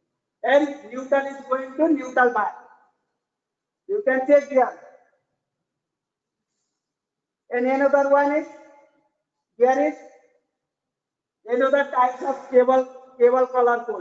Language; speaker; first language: English; non-native, learner; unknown